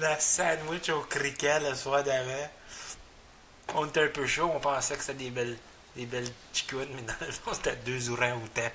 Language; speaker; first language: French; native; French